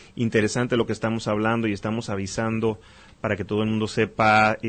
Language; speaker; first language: Spanish; native; Spanish